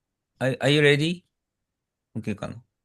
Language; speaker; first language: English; non-native, learner; Japanese